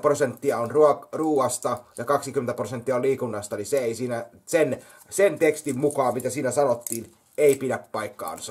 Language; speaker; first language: Finnish; native; Finnish